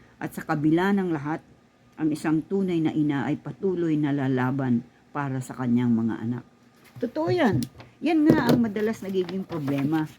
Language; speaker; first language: Filipino; native; Filipino